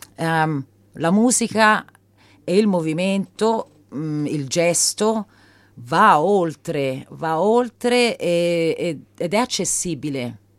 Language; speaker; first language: Italian; native; Italian